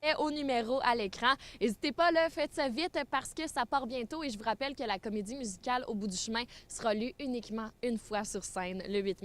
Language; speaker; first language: French; native; French